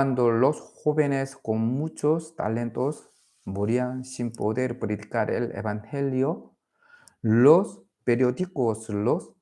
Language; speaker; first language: Spanish; non-native, learner; Korean